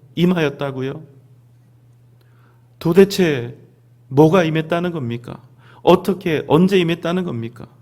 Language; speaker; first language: Korean; native; Korean